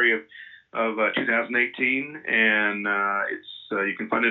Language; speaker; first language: English; native; English